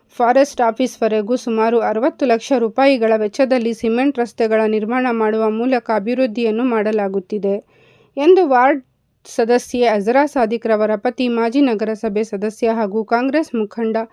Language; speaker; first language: Kannada; native; Kannada